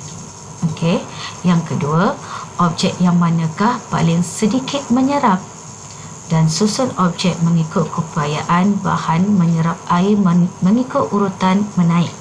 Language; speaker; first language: Malay; native; Malay